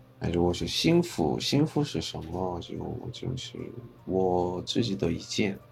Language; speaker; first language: Chinese; non-native, fluent; Korean